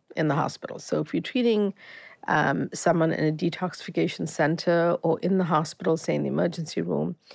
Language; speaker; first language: English; native; English